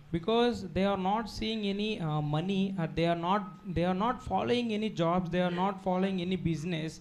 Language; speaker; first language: English; non-native, local second language; Telugu